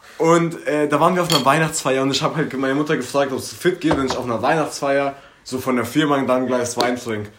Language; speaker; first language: German; native; German